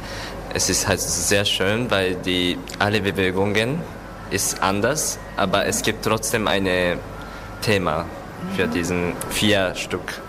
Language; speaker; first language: German; non-native, learner; Japanese